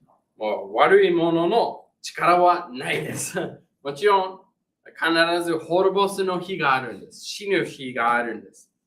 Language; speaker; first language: Japanese; non-native, fluent; English